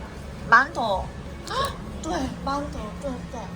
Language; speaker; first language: Chinese; non-native, fluent; Korean